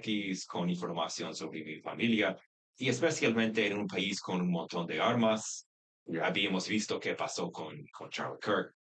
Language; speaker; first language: Spanish; non-native, fluent; English